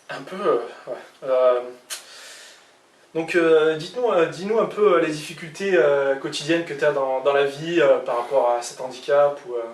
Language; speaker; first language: French; native; French